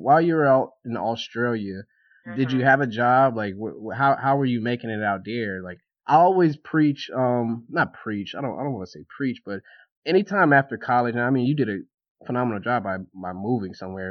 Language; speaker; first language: English; native; English